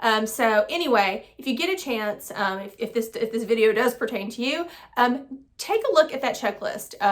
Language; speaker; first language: English; native; English